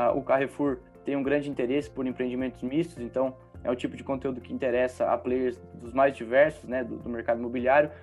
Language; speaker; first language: Portuguese; native; Portuguese